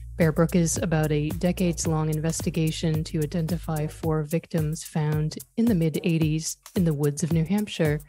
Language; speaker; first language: English; native; English